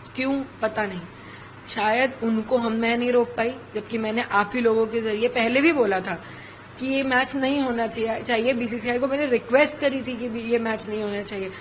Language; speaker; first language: Hindi; native; Hindi